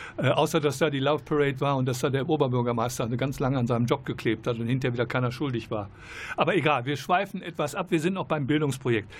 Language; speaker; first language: German; native; German